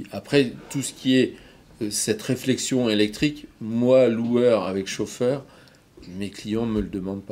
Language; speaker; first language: French; native; French